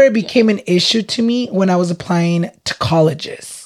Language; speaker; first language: English; early bilingual, other home language; Spanish